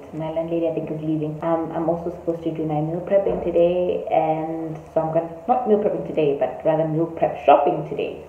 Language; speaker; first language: English; non-native, local second language; Tswana